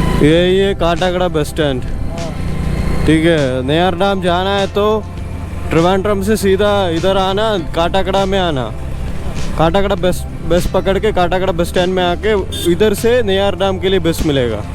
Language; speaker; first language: Hindi; non-native, local second language; Malayalam